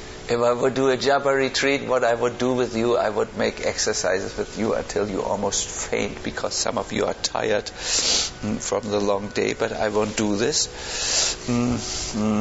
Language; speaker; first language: English; non-native, fluent; German